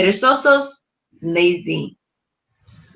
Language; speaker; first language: Spanish; non-native, learner; English